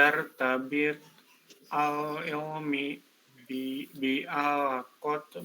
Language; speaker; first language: Arabic; non-native, learner; Indonesian